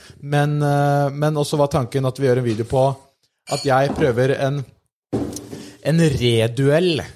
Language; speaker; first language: Norwegian; native; Norwegian